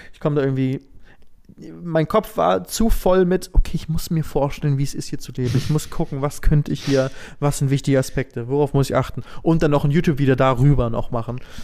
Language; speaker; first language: German; native; German